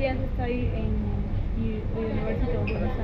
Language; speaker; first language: English; non-native, learner; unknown